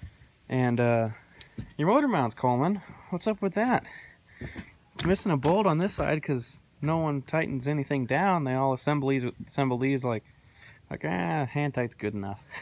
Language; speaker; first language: English; native; English